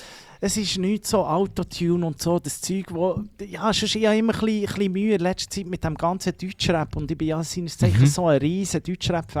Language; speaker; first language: German; native; German